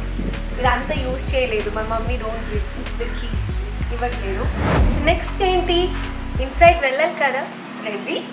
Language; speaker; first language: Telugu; non-native, learner; Malayalam